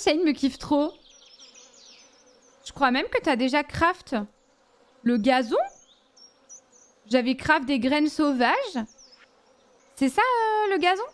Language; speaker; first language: French; native; French